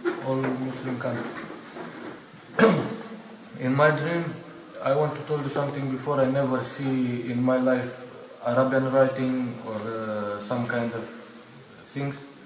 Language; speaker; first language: English; non-native, learner; Romanian